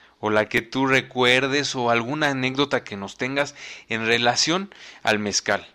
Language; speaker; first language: Spanish; native; Spanish